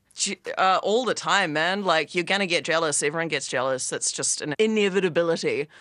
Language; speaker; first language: English; native; English